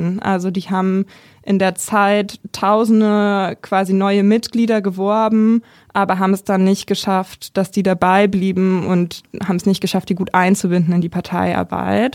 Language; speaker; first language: German; native; German